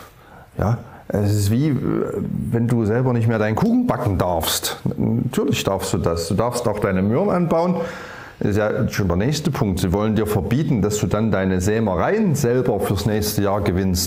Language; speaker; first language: German; native; German